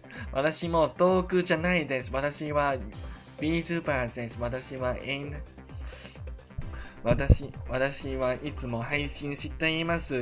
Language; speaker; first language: Japanese; non-native, learner; Cantonese